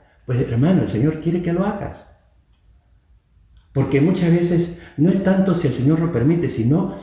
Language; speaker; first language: Spanish; native; Spanish